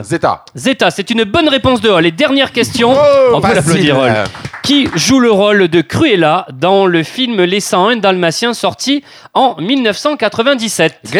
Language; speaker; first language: French; native; French